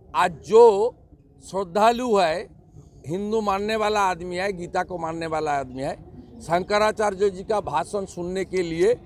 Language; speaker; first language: Hindi; non-native, local second language; Bangla